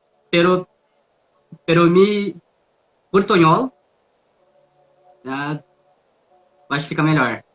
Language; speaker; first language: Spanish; non-native, learner; Portuguese